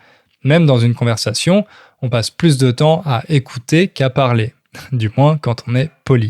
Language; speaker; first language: French; native; French